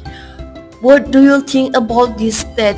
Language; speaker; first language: English; non-native, learner; Indonesian